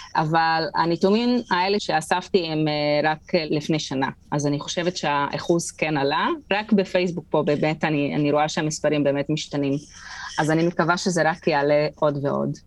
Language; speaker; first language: Hebrew; non-native, local second language; Arabic